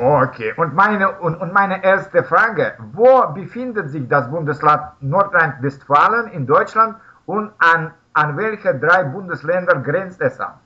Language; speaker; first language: German; non-native, learner; Russian